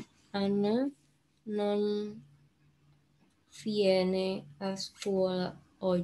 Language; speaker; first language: Italian; non-native, learner; Indonesian